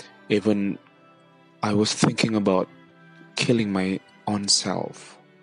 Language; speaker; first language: English; non-native, fluent; Indonesian